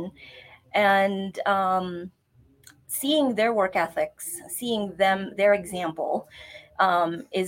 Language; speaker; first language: English; non-native, local second language; Bikol